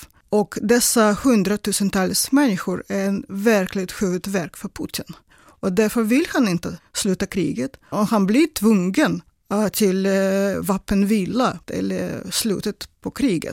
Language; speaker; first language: Swedish; non-native, fluent; Russian